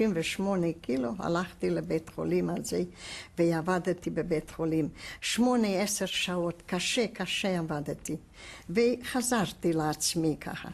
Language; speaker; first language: Hebrew; non-native, fluent; Hungarian